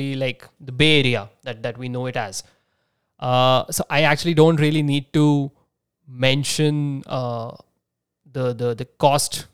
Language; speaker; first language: English; non-native, local second language; Marathi